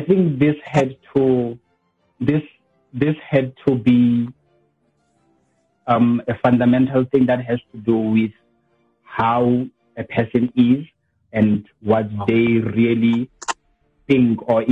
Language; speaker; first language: English; non-native, local second language; Southern Sotho